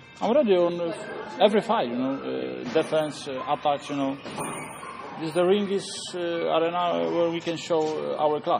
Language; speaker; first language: English; non-native, learner; Polish